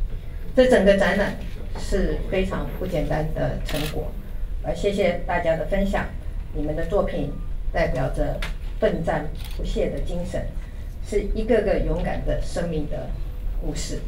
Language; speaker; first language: Chinese; native; Chinese